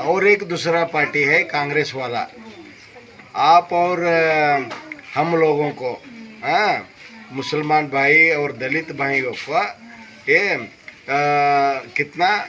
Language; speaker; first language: Hindi; non-native, local second language; Kannada